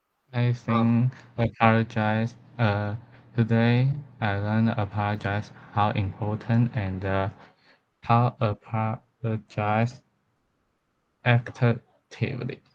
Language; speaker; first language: English; non-native, learner; Chinese